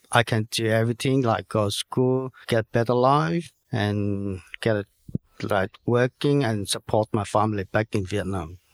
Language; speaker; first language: English; non-native, learner; Vietnamese